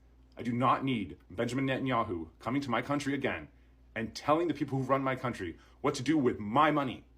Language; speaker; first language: English; native; English